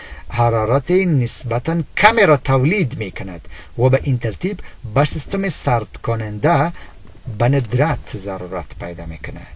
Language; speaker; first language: Persian; native; Persian